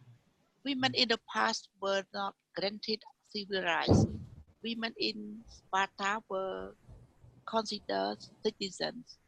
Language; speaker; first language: English; non-native, learner; Vietnamese